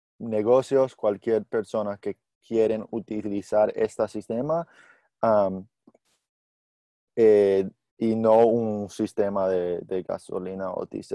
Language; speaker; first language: Spanish; non-native, learner; English